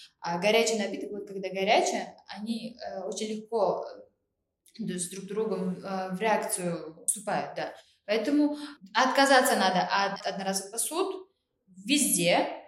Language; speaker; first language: Russian; non-native, local second language; Uzbek